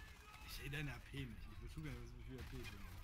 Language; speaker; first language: German; native; German